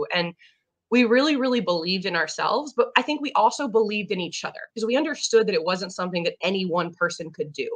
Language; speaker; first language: English; native; English